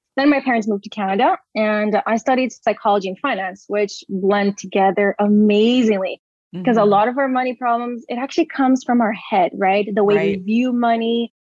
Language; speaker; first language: English; early bilingual, other home language; Portuguese